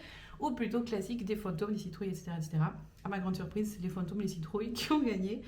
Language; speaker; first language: French; native; French